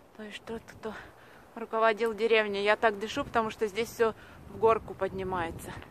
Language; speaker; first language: Russian; native; Russian